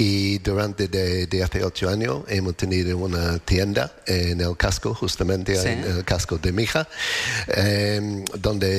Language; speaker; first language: Spanish; non-native, learner; English